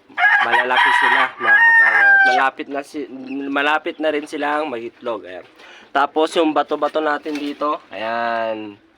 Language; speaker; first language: Filipino; native; Filipino